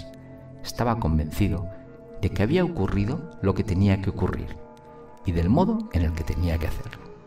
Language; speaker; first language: Spanish; native; Spanish